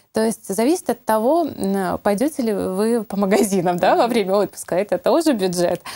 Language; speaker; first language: Russian; native; Russian